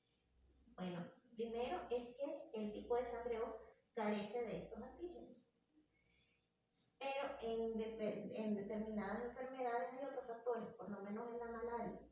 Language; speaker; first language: Spanish; native; Spanish